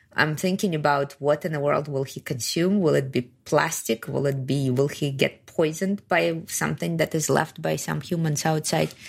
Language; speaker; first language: English; non-native, fluent; Kazakh